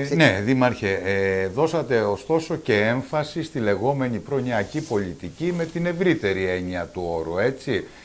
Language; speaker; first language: Greek; native; Greek